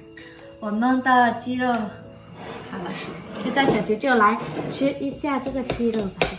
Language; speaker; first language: Chinese; non-native, learner; Vietnamese